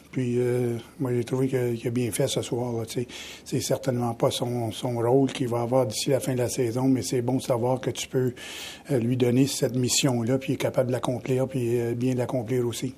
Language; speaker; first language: French; native; French